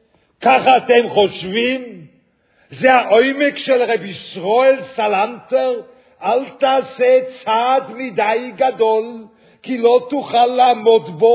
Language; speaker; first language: Hebrew; non-native, fluent; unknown